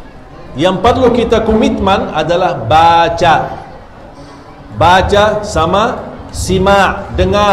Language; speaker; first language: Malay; non-native, fluent; Arabic